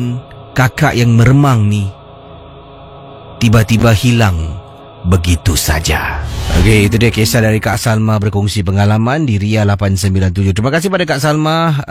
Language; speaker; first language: Malay; native; Malay